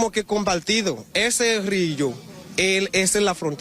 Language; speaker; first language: Spanish; non-native, learner; Haitian Creole